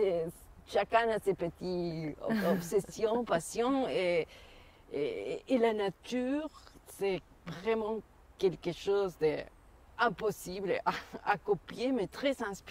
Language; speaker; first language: French; non-native, fluent; Spanish